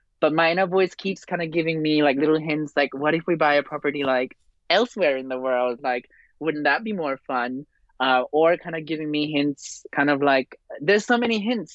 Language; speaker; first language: English; non-native, fluent; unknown